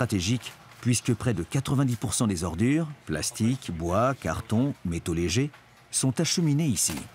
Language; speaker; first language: French; native; French